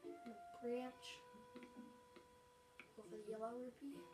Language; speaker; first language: English; native; English